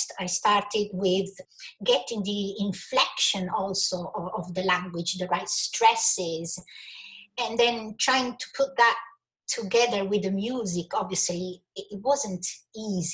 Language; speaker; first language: English; non-native, fluent; Italian